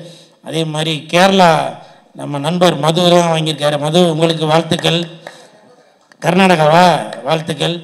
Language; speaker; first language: Tamil; native; Tamil